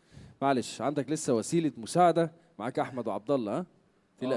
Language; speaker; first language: Arabic; native; Arabic